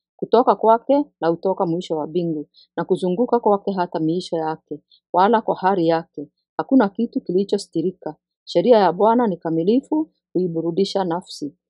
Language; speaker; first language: Swahili; non-native, local second language; Kikuyu